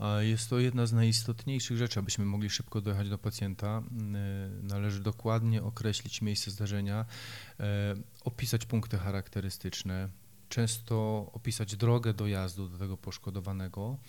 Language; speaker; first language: Polish; native; Polish